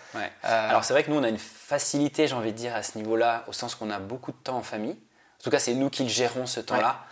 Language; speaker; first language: French; native; French